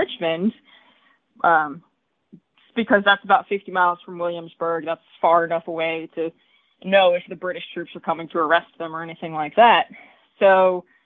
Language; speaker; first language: English; native; English